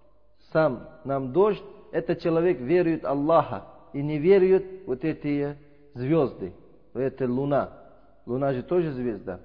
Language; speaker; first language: Russian; non-native, learner; Uzbek